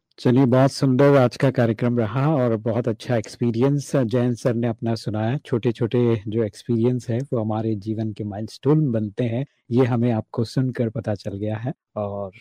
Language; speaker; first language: Hindi; native; Hindi